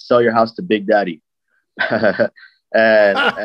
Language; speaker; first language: English; native; English